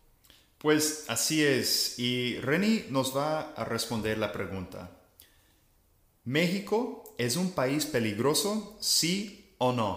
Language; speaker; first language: Spanish; non-native, fluent; English